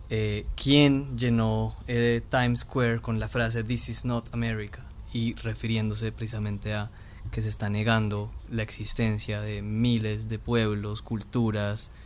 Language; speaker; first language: Spanish; native; Spanish